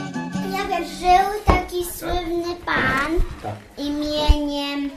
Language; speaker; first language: Polish; early bilingual, heritage; English